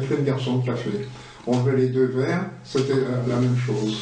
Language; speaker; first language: French; native; French